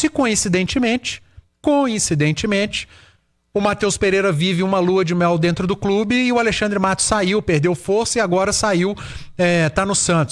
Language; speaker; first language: Portuguese; native; Portuguese